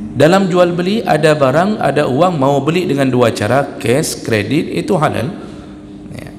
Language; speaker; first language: Malay; non-native, local second language; Achinese